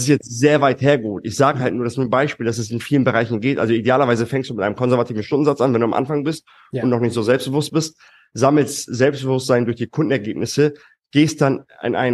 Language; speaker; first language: German; native; German